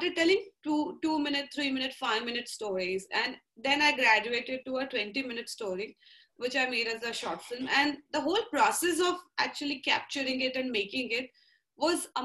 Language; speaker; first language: English; non-native, local second language; Marathi